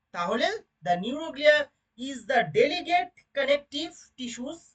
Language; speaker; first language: English; non-native, local second language; Bangla